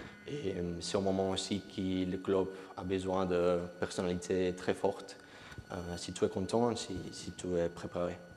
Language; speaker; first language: French; non-native, learner; Spanish